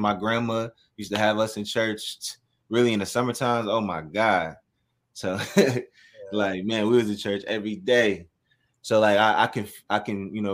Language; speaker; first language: English; native; English